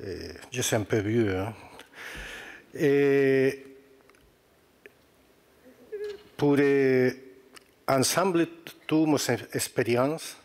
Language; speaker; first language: French; non-native, learner; Spanish